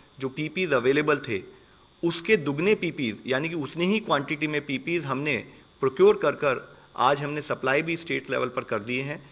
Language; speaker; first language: Hindi; native; Hindi